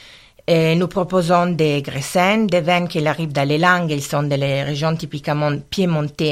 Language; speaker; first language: French; non-native, learner; Italian